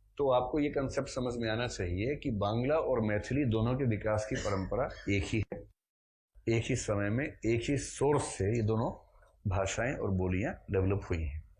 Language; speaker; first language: Hindi; native; Hindi